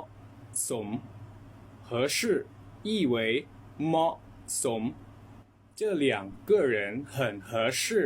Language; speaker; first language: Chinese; non-native, fluent; Lao